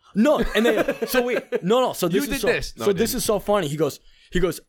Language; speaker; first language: English; native; English